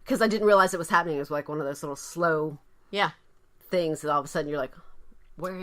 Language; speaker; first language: English; native; English